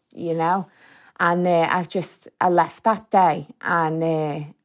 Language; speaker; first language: English; native; English